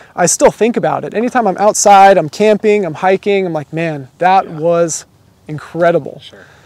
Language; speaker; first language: English; native; English